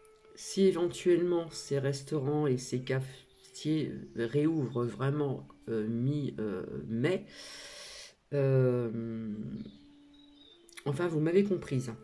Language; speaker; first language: French; native; French